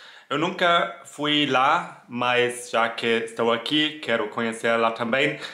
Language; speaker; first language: Portuguese; non-native, fluent; German